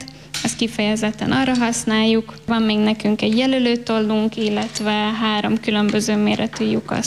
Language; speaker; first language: Hungarian; native; Hungarian